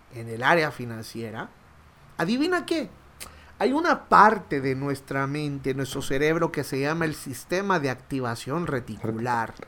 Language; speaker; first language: Spanish; native; Spanish